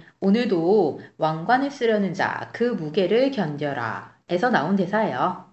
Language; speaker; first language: Korean; native; Korean